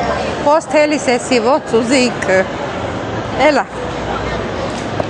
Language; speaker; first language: Greek; non-native, learner; Armenian